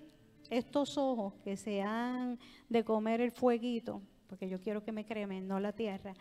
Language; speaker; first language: Spanish; native; Spanish